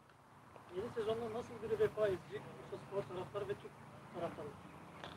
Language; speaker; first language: Turkish; native; Turkish